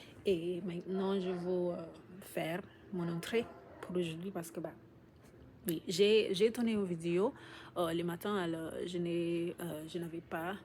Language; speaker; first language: French; non-native, learner; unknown